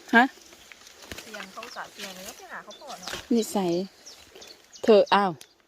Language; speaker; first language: Thai; native; Thai